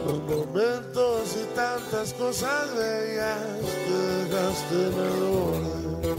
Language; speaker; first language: Spanish; native; Spanish